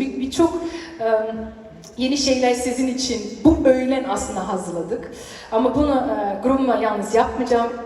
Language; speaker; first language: Turkish; early bilingual, heritage; Turkish